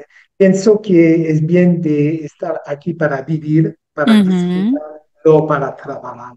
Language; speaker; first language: Spanish; non-native, learner; French